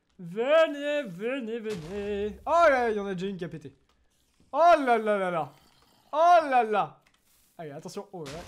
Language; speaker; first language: French; native; French